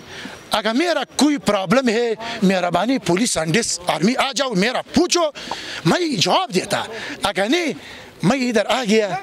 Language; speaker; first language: Hindi; non-native, learner; Pashto